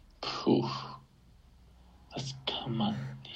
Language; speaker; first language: German; non-native, fluent; Hungarian